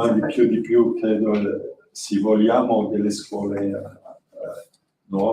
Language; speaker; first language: Italian; non-native, learner; French